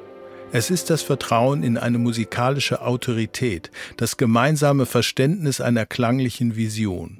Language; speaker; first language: German; native; German